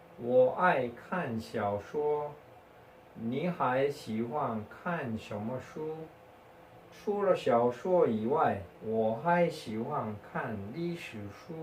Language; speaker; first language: Chinese; non-native, fluent; Korean